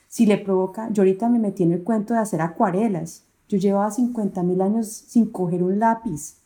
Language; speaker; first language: Spanish; native; Spanish